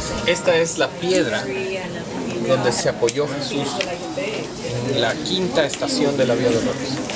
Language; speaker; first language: Spanish; native; Spanish